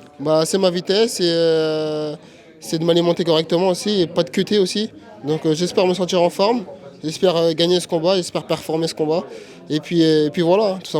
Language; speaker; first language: French; native; French